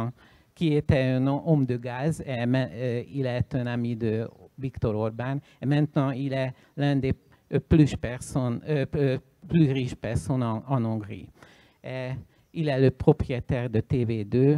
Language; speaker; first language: French; non-native, learner; Hungarian